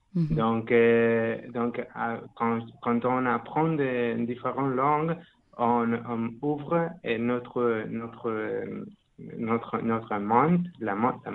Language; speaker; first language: French; non-native, learner; Spanish